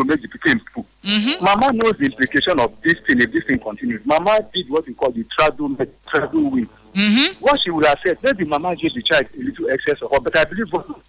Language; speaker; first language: English; non-native, local second language; Yoruba